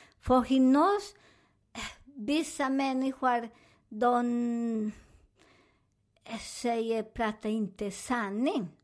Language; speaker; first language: Swedish; non-native, learner; Spanish